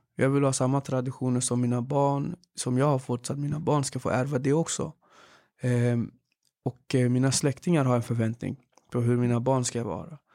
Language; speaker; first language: Swedish; early bilingual, other home language; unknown